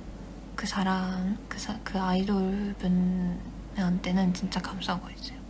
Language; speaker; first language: Korean; non-native, learner; Japanese